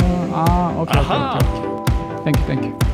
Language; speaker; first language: English; non-native, learner; Korean